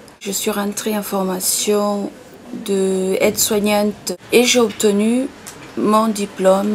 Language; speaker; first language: French; non-native, fluent; Portuguese